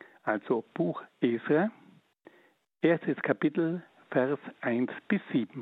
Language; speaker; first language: German; native; German